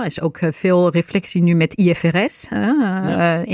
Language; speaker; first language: Dutch; non-native, fluent; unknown